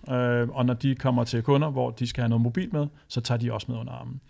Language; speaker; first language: Danish; native; Danish